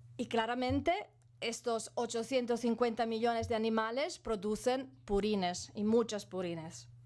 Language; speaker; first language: Spanish; non-native, fluent; Italian